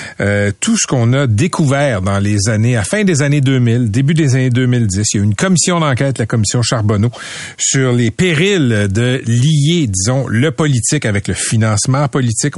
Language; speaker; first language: French; native; French